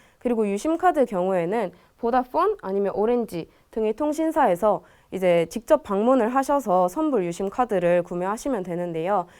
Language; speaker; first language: Korean; native; Korean